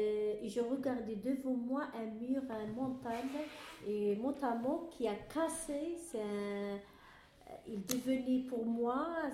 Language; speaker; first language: French; non-native, learner; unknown